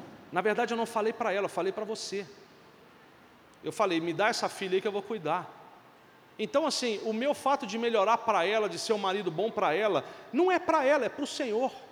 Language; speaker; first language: Portuguese; non-native, fluent; Italian